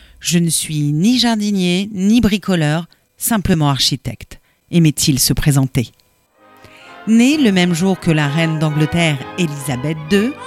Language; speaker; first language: French; native; French